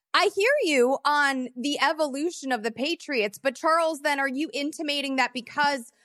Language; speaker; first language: English; native; English